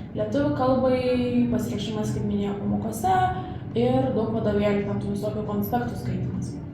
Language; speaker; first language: Lithuanian; native; Lithuanian